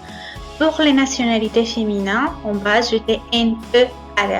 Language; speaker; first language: French; non-native, fluent; Spanish